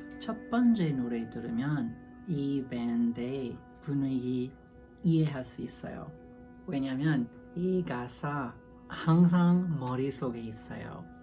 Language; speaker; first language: Korean; non-native, learner; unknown